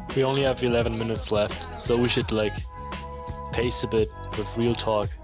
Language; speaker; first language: English; non-native, fluent; German